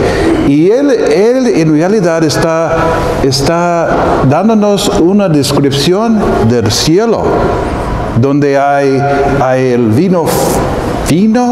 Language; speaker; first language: Spanish; non-native, fluent; English